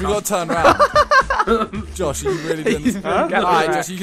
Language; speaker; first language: English; native; English